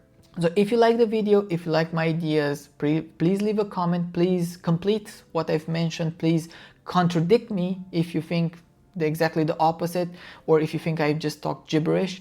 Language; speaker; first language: English; non-native, fluent; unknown